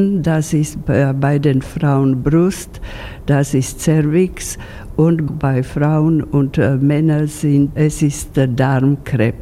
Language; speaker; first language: German; non-native, fluent; Slovak